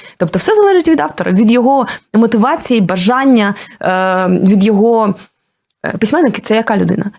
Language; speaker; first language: Ukrainian; non-native, local second language; Russian